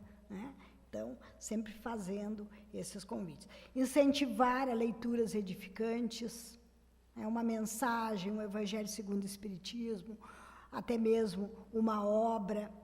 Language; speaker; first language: Portuguese; native; Portuguese